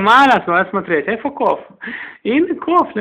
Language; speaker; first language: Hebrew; non-native, fluent; Russian